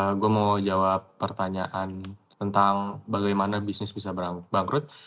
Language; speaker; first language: Indonesian; native; Indonesian